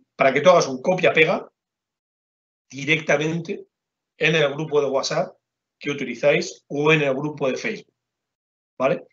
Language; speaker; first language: Spanish; native; Spanish